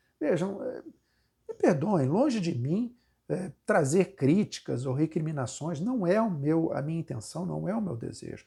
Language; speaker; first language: Portuguese; native; Portuguese